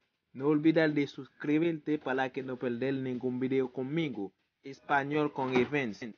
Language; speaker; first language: Spanish; non-native, fluent; Haitian Creole